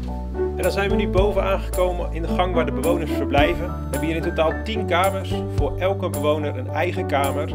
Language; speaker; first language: Dutch; native; Dutch